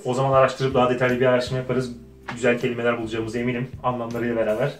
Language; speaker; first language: Turkish; native; Turkish